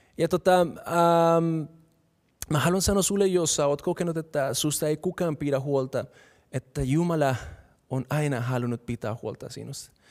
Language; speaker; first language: Finnish; non-native, fluent; Spanish